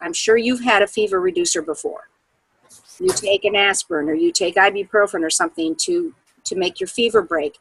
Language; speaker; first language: English; native; English